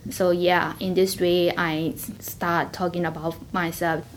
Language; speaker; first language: English; non-native, fluent; Burmese